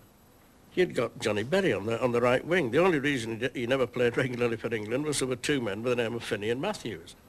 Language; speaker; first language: English; native; English